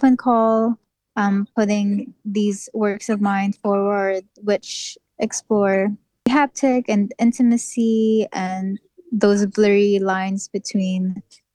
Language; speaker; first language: English; non-native, local second language; Filipino